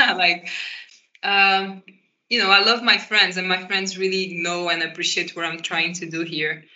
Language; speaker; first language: English; non-native, fluent; Portuguese